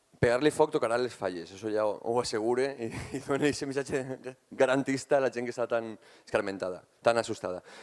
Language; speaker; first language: Catalan; native; Catalan